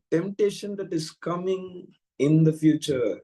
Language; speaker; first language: English; non-native, local second language; Tamil